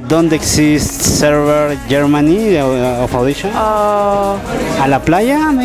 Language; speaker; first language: English; non-native, learner; Spanish